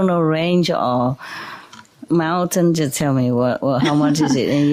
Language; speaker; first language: English; non-native, fluent; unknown